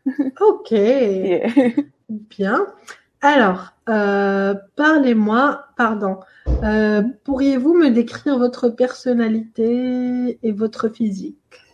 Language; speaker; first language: French; non-native, local second language; Arabic